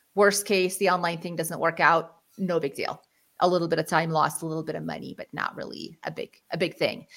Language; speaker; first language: English; early bilingual, other home language; Ukrainian